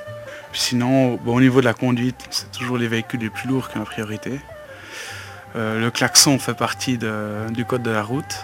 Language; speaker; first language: French; native; French